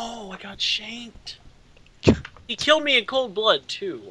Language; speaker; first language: English; native; English